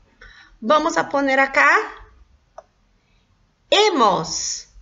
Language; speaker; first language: Spanish; non-native, local second language; Portuguese